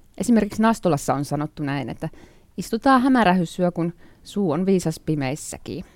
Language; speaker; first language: Finnish; native; Finnish